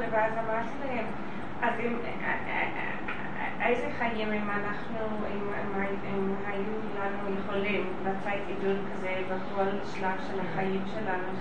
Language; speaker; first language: Hebrew; non-native, learner; English